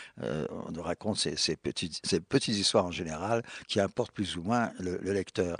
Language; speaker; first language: French; native; French